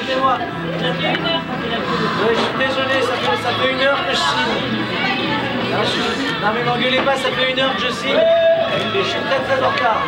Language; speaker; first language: French; native; French